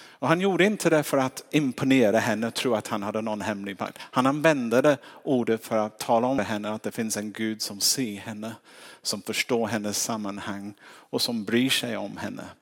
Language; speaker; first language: Swedish; non-native, fluent; English